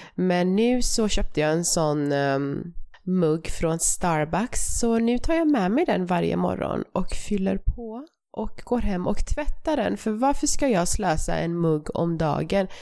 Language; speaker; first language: Swedish; early bilingual, other home language; Persian